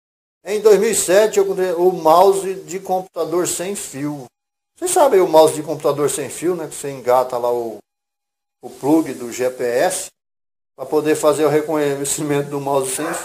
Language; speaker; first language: Portuguese; native; Portuguese